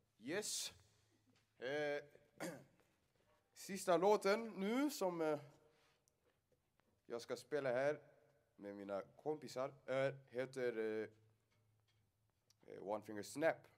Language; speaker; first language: Swedish; non-native, fluent; English